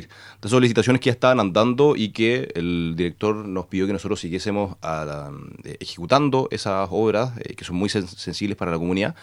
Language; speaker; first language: Spanish; native; Spanish